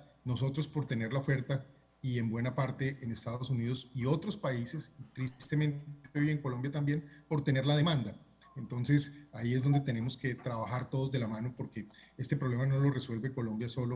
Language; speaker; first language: Spanish; native; Spanish